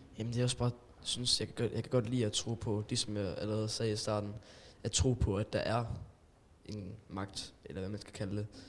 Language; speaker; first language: Danish; non-native, local second language; German